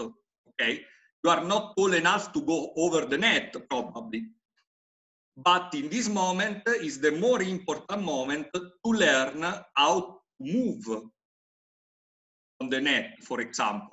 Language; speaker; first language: English; non-native, fluent; Italian